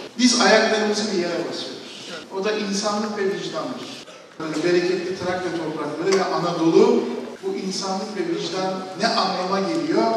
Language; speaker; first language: Turkish; native; Turkish